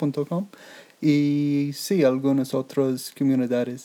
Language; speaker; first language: Spanish; non-native, learner; English